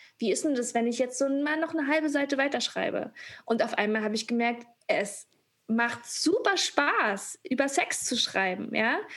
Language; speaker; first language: German; native; German